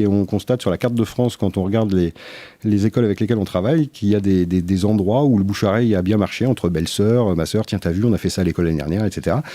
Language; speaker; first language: French; native; French